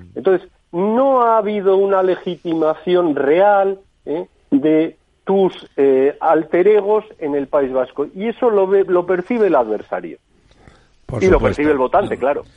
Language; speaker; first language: Spanish; native; Spanish